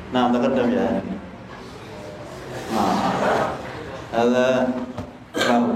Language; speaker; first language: Arabic; non-native, fluent; Indonesian